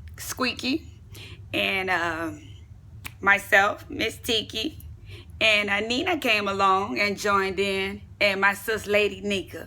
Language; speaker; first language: English; native; English